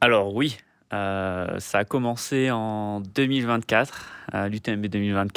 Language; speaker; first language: French; native; French